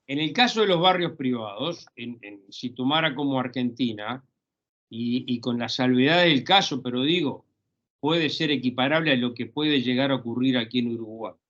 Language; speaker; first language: Spanish; native; Spanish